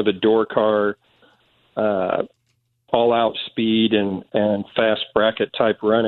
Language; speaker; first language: English; native; English